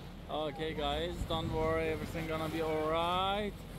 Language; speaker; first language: English; non-native, learner; Azerbaijani